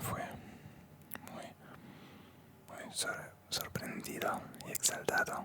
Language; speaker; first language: Spanish; non-native, learner; Russian